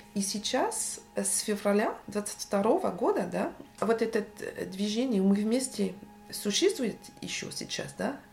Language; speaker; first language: Russian; non-native, fluent; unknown